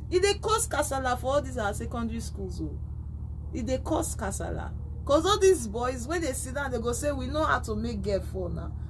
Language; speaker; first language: Nigerian Pidgin; non-native, local second language; Yoruba